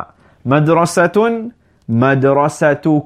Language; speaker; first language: Arabic; non-native, fluent; English